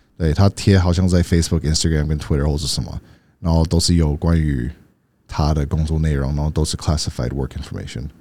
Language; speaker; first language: Chinese; early bilingual, heritage; Chinese